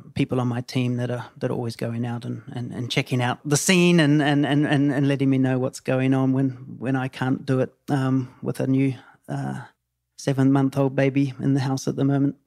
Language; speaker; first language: English; native; English